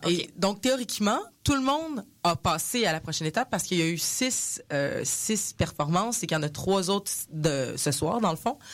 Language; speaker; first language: French; non-native, local second language; English